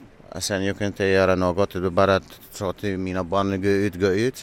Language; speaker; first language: Swedish; non-native, learner; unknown